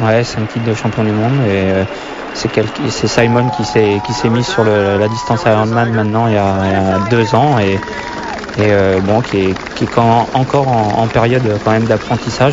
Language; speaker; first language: French; native; French